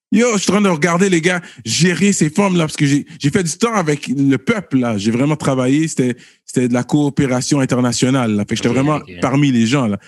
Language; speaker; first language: French; early bilingual, other home language; Haitian Creole